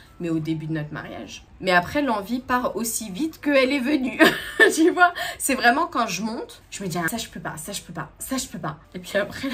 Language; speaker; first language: French; native; French